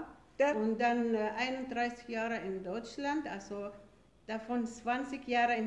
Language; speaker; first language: German; non-native, fluent; Arabic